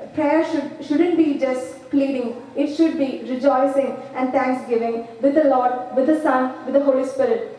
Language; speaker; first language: English; non-native, local second language; Malayalam